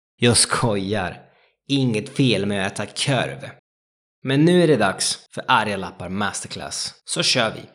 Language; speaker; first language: Swedish; non-native, fluent; Italian